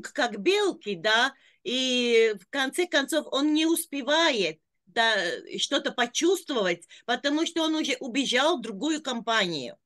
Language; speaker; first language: Russian; non-native, local second language; Latvian